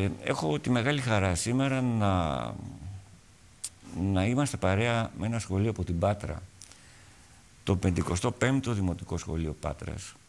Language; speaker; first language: Greek; native; Greek